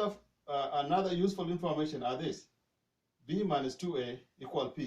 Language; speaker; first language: English; non-native, fluent; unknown